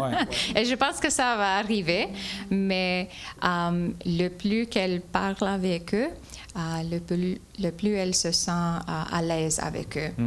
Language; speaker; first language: French; non-native, fluent; English